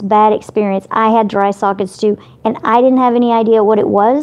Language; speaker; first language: English; native; English